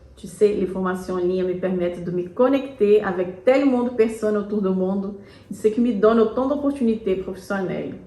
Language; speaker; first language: French; non-native, fluent; Portuguese